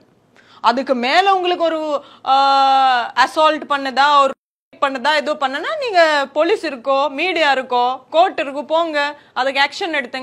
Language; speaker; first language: Tamil; non-native, learner; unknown